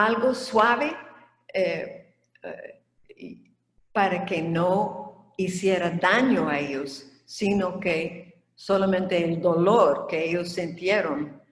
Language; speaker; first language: Spanish; non-native, fluent; English